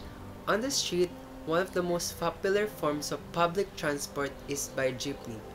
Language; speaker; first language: English; non-native, local second language; Filipino